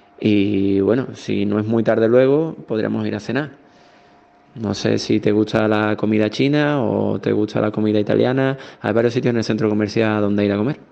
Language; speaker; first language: Spanish; native; Spanish